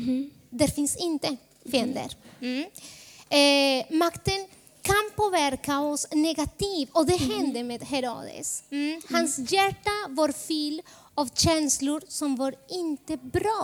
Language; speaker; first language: Swedish; non-native, fluent; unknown